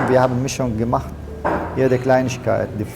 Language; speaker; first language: German; non-native, learner; Arabic